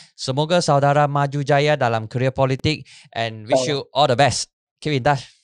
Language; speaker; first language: Malay; non-native, local second language; Chinese